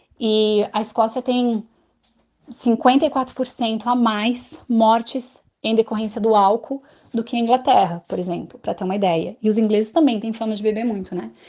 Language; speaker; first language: Portuguese; native; Portuguese